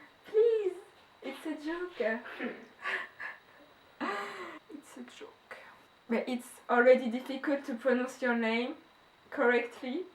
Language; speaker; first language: English; non-native, learner; French